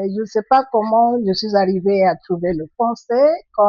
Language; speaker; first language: French; non-native, fluent; Igbo